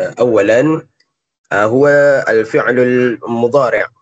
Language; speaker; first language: Arabic; non-native, learner; Malay